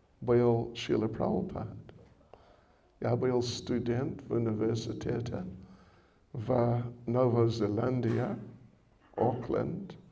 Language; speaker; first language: Russian; non-native, learner; English